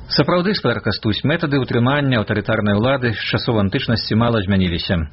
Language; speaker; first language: Belarusian; native; Belarusian